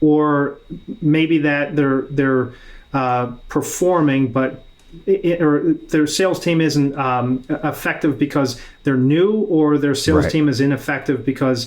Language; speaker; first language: English; native; English